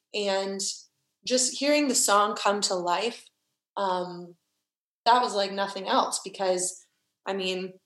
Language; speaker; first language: English; native; English